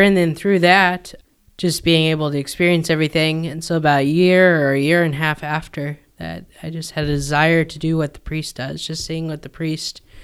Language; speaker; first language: English; native; English